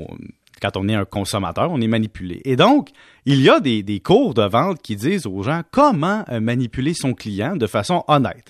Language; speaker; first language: French; native; French